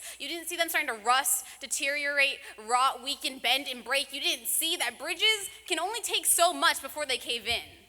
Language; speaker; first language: English; native; English